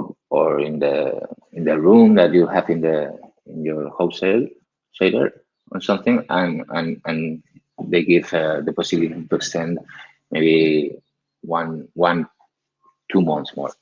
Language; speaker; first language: English; non-native, learner; Spanish